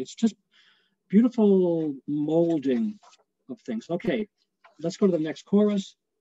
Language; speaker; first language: English; native; English